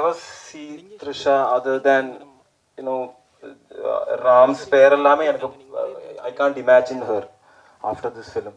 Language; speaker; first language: Tamil; non-native, learner; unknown